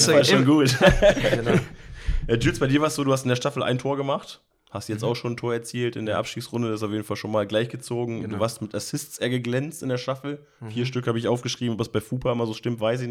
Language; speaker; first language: German; native; German